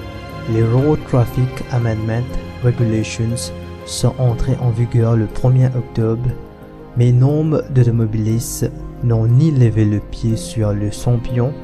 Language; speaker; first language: French; non-native, local second language; Morisyen